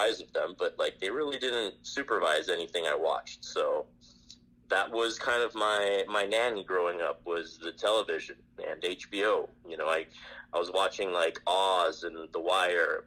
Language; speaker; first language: English; non-native, fluent; Spanish